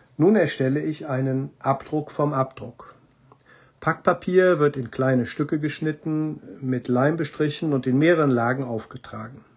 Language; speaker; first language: German; native; German